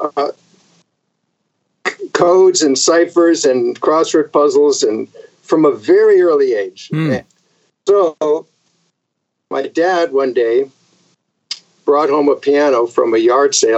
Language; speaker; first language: English; native; English